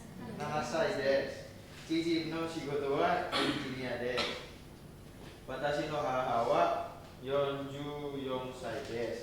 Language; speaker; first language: Japanese; non-native, learner; Indonesian